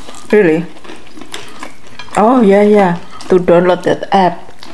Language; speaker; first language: English; non-native, learner; Javanese